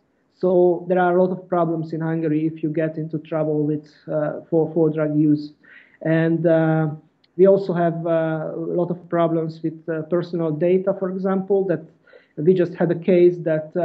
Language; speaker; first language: English; non-native, fluent; Hungarian